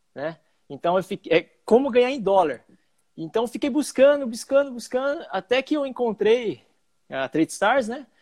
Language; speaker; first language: Portuguese; early bilingual, other home language; English